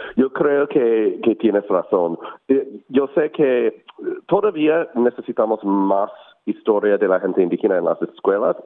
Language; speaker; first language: Spanish; non-native, fluent; English